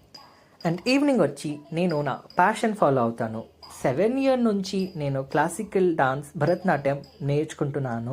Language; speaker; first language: Telugu; non-native, local second language; Kannada